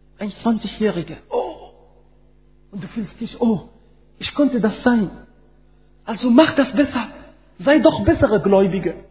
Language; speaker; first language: German; non-native, fluent; Arabic